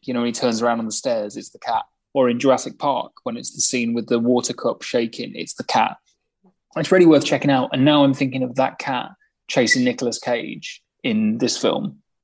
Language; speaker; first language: English; native; English